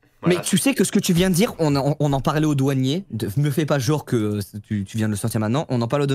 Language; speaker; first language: French; native; French